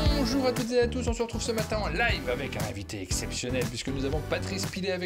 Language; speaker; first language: French; native; French